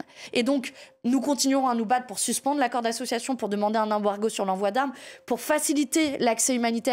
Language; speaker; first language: French; native; French